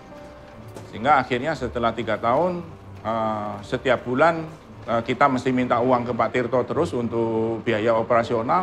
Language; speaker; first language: Indonesian; native; Indonesian